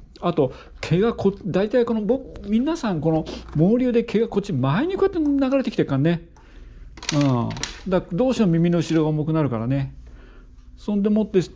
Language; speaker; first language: Japanese; native; Japanese